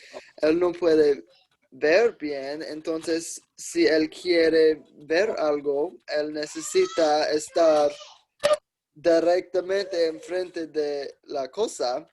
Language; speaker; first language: Spanish; non-native, learner; English